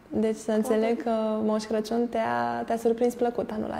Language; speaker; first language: Romanian; native; Romanian